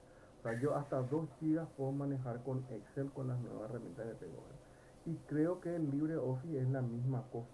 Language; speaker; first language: Spanish; native; Spanish